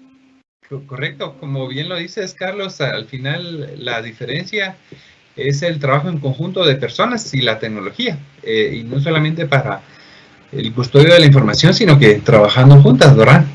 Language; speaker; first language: Spanish; native; Spanish